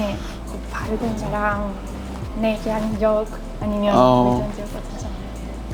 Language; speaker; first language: Korean; non-native, learner; Spanish